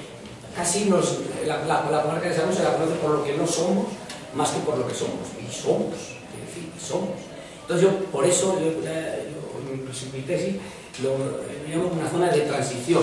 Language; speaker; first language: Spanish; native; Spanish